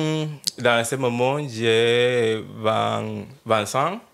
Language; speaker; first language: French; non-native, learner; Spanish